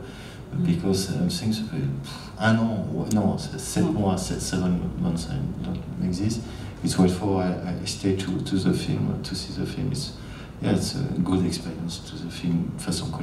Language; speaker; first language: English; non-native, learner; French